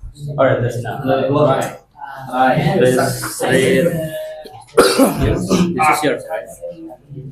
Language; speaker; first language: English; non-native, fluent; Indonesian